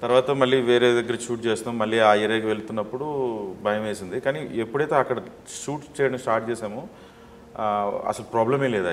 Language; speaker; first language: Telugu; native; Telugu